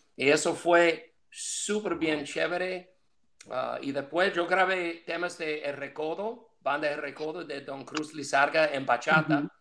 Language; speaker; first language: Spanish; non-native, fluent; English